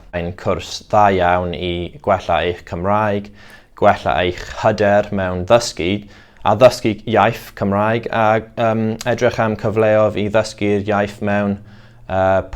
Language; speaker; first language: Welsh; non-native, local second language; English